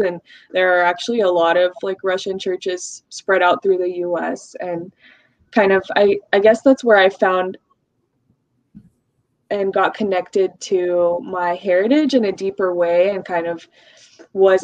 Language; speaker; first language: English; early bilingual, other home language; Russian